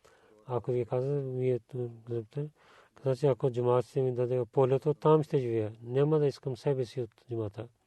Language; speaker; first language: Bulgarian; non-native, learner; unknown